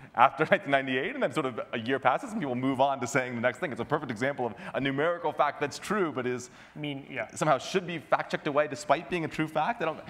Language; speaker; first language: English; native; English